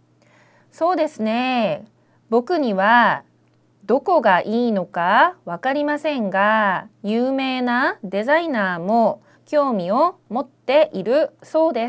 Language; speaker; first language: Japanese; non-native, fluent; Korean